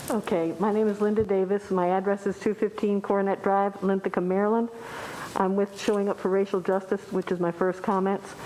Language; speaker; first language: English; native; English